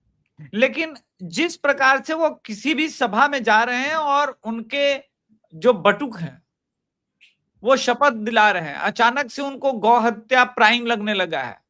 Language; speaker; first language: Hindi; native; Hindi